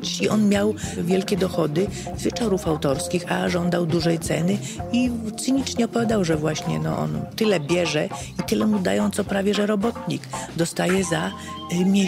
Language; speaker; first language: Polish; native; Polish